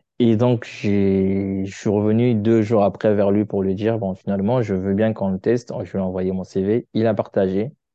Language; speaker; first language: French; non-native, local second language; Lingala